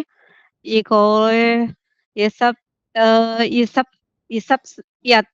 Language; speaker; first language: Cantonese; non-native, learner; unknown